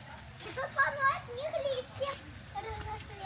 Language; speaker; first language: Russian; native; Russian